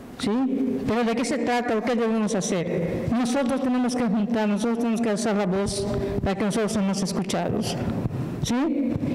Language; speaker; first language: Spanish; non-native, local second language; Yucateco